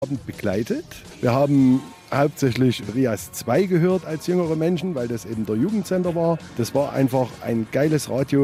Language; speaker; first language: German; native; German